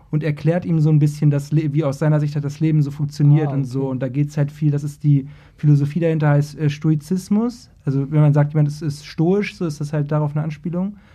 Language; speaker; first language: German; native; German